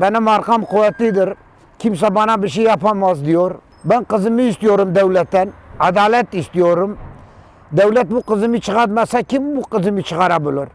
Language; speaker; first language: Turkish; non-native, local second language; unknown